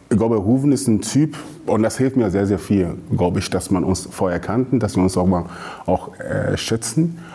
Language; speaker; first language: German; early bilingual, other home language; Akan